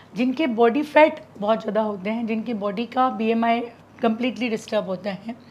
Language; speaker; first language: Hindi; native; Hindi